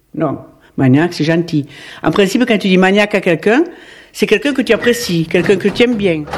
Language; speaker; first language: French; native; French